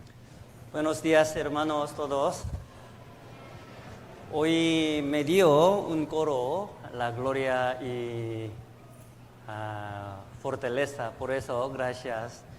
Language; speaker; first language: Spanish; non-native, learner; Korean